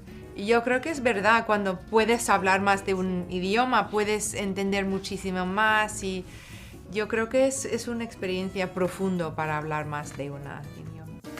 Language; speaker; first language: Spanish; non-native, fluent; English